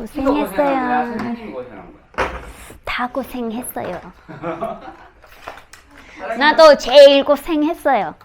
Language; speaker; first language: Korean; non-native, learner; Vietnamese